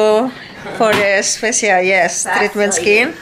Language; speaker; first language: English; non-native, learner; Indonesian